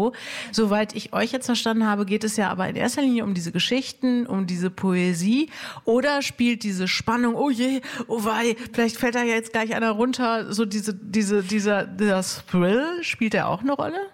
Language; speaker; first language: German; native; German